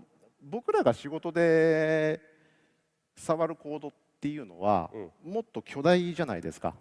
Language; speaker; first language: Japanese; native; Japanese